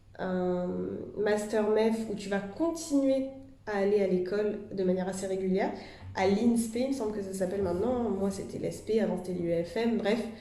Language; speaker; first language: French; native; French